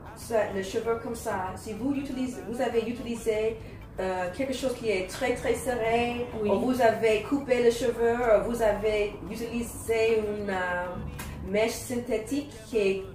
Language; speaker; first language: French; non-native, learner; English